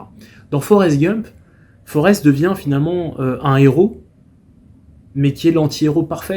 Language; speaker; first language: French; native; French